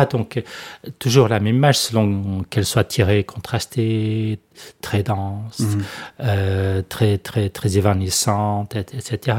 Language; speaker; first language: French; non-native, fluent; Portuguese